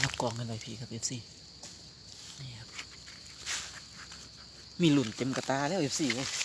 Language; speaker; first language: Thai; non-native, local second language; Northeastern Thai